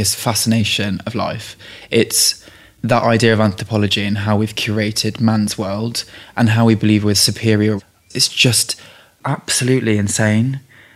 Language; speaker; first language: English; native; English